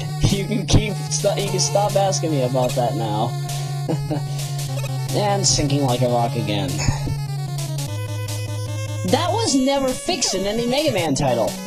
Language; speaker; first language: English; native; English